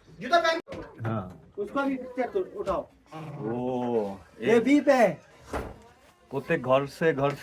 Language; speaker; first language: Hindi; non-native, learner; Bangla